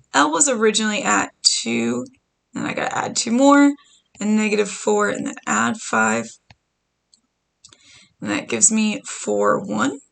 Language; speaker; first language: English; native; English